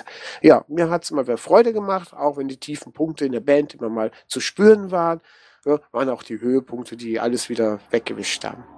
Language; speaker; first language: German; native; German